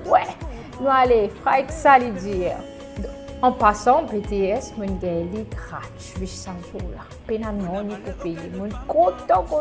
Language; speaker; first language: French; non-native, local second language; Morisyen